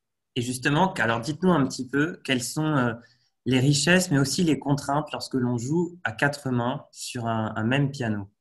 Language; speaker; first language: French; native; French